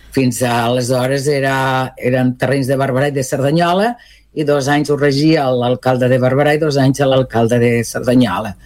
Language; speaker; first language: Catalan; non-native, local second language; Spanish